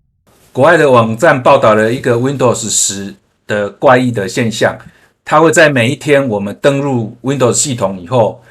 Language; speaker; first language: Chinese; native; Chinese